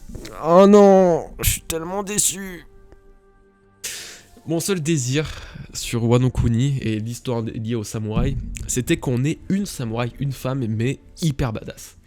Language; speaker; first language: French; native; French